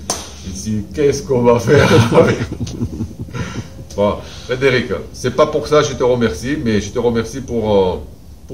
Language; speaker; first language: French; non-native, fluent; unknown